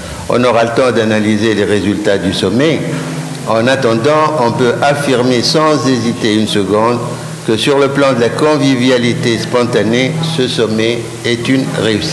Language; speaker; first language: French; non-native, local second language; Arabic